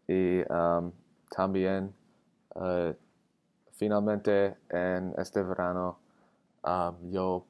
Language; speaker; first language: Spanish; non-native, learner; English